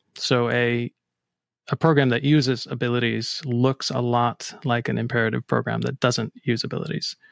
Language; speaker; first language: English; non-native, fluent; Icelandic